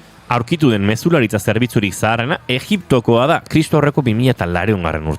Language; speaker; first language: Basque; native; Basque